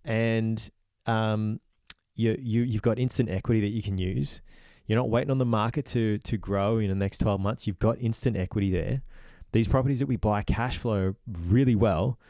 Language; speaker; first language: English; native; English